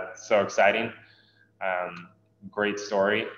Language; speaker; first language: English; native; English